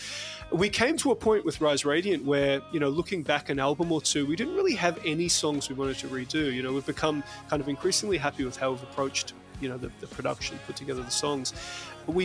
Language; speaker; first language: English; native; English